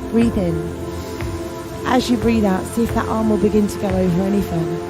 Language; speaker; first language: English; native; English